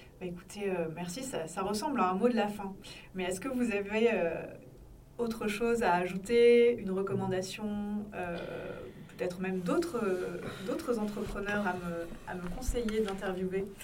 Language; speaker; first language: French; native; French